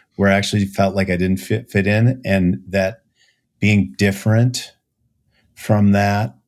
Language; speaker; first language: English; native; English